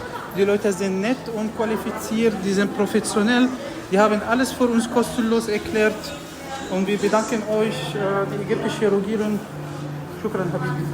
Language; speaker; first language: German; non-native, fluent; Arabic